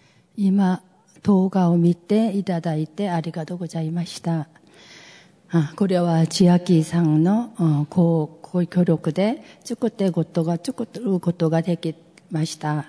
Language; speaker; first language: Japanese; non-native, fluent; Korean